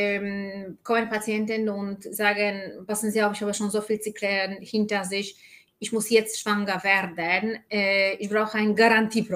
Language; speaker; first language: German; non-native, fluent; Polish